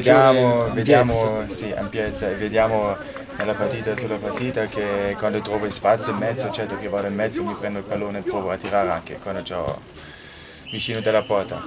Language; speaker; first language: Italian; non-native, learner; German